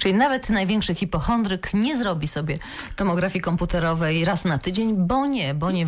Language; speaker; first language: Polish; native; Polish